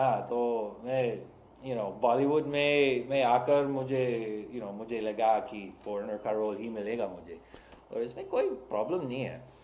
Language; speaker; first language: Hindi; non-native, learner; English